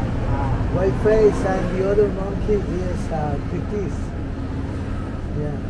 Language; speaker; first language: English; non-native, learner; Spanish